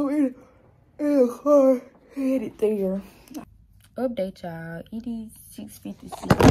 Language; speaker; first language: English; native; English